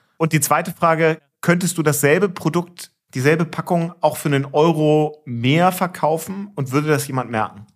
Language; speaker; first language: German; native; German